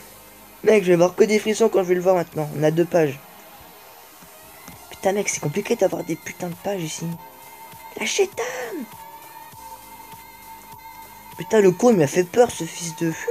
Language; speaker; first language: French; native; French